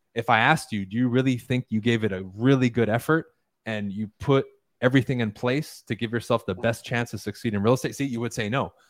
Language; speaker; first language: English; early bilingual, other home language; Spanish